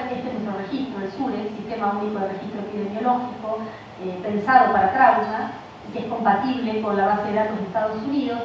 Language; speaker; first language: Spanish; native; Spanish